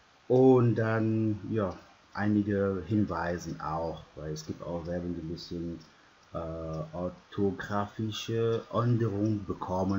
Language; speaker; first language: German; non-native, fluent; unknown